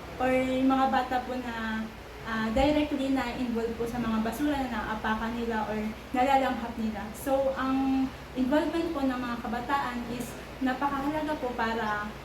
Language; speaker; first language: Filipino; native; Filipino